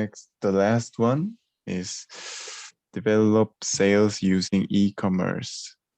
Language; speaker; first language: English; non-native, learner; Korean